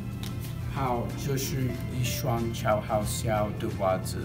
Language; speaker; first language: Chinese; non-native, learner; English